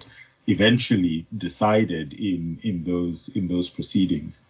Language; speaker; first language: English; non-native, local second language; Yoruba